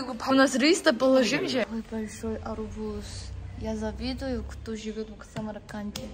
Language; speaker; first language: Russian; non-native, learner; Korean